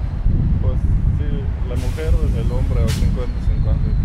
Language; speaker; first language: Spanish; non-native, fluent; Russian